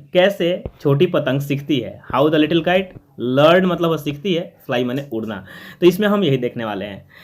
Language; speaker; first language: Hindi; native; Hindi